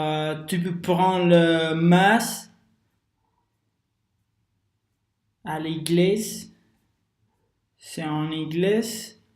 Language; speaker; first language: French; non-native, learner; Spanish